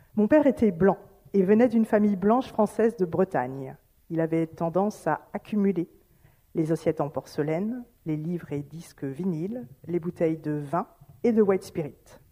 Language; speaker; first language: French; native; French